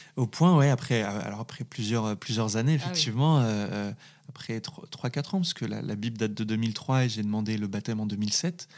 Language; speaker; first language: French; native; French